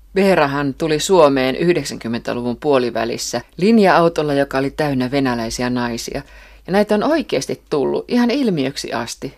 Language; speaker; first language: Finnish; native; Finnish